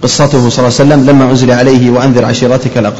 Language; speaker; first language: Arabic; native; Arabic